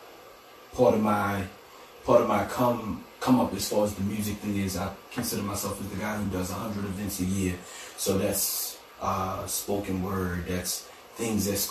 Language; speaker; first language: English; native; English